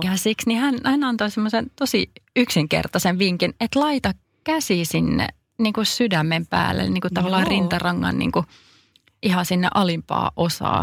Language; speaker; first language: Finnish; native; Finnish